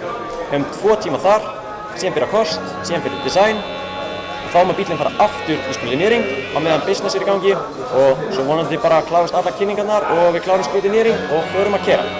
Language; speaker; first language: Icelandic; native; Icelandic